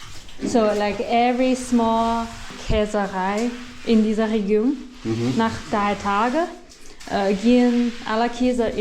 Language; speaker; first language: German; non-native, learner; Chinese